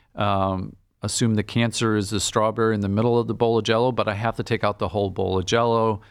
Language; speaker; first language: English; native; English